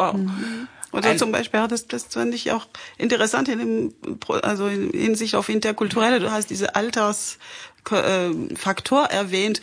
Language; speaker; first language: German; non-native, fluent; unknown